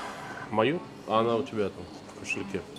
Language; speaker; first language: Russian; native; Russian